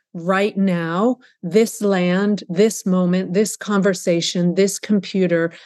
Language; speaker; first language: English; early bilingual, other home language; Russian